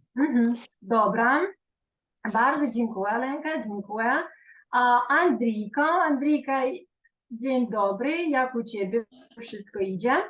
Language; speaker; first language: Polish; non-native, fluent; Ukrainian